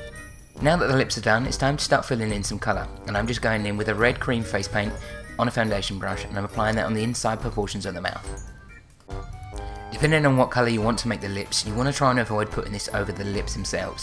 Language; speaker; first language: English; native; English